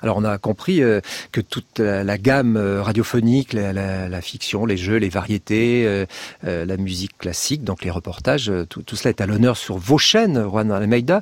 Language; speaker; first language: French; native; French